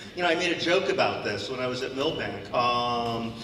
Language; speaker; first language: English; native; English